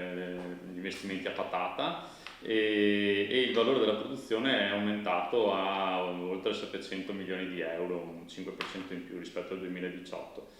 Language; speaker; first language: Italian; native; Italian